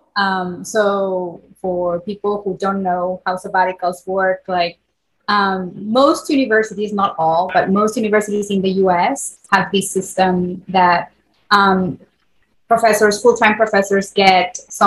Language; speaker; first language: English; non-native, fluent; Spanish